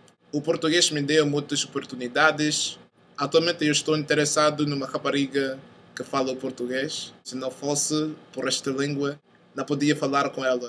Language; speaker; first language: Portuguese; non-native, fluent; English